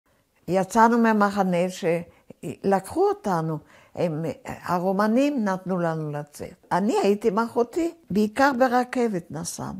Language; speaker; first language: Hebrew; early bilingual, other home language; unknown